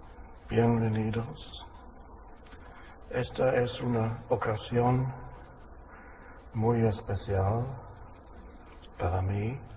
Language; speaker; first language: Spanish; non-native, fluent; German